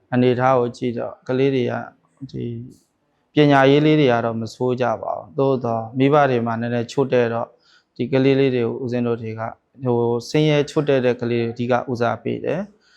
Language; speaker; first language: Burmese; native; Burmese